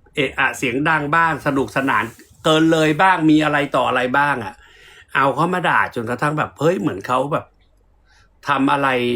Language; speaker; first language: Thai; native; Thai